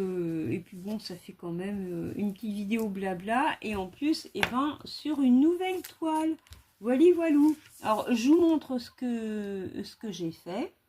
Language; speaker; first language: French; native; French